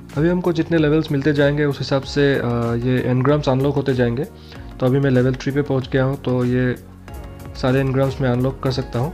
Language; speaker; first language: Hindi; non-native, local second language; Assamese